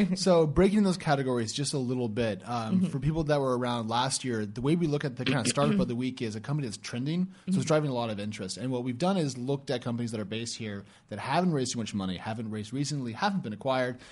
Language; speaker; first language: English; native; English